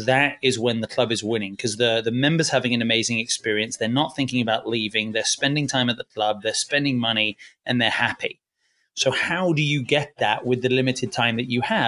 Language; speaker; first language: English; native; English